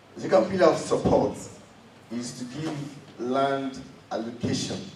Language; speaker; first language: English; non-native, local second language; Yoruba